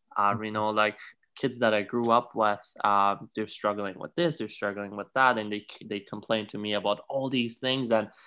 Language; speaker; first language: English; non-native, fluent; Persian